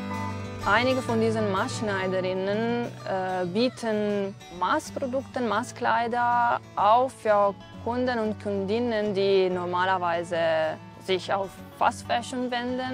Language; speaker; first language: German; non-native, fluent; Italian